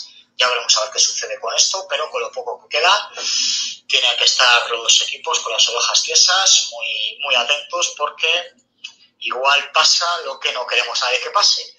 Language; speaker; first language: Spanish; native; Spanish